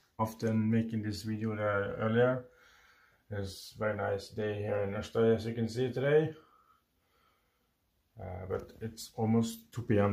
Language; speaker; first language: English; non-native, fluent; Norwegian